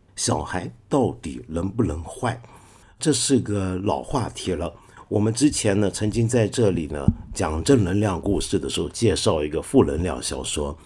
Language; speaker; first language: Chinese; non-native, local second language; Cantonese